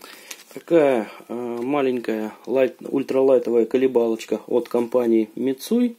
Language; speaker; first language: Russian; native; Russian